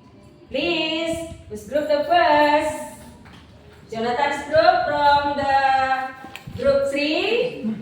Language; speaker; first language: English; non-native, learner; Indonesian